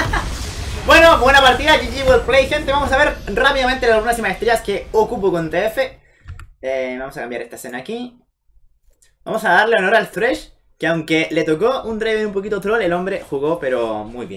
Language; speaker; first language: Spanish; native; Spanish